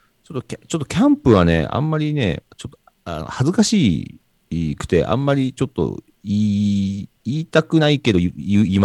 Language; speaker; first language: Japanese; native; Japanese